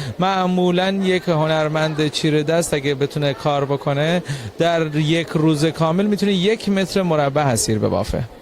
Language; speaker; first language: Persian; non-native, local second language; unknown